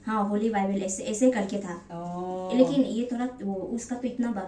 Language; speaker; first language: Hindi; non-native, local second language; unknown